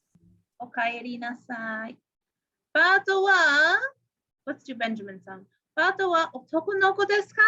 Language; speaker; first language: Japanese; non-native, fluent; English